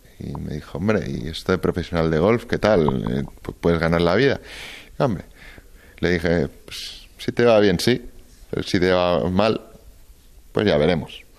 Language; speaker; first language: Spanish; native; Spanish